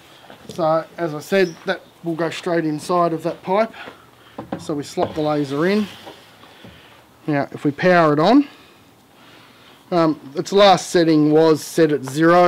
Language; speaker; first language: English; native; English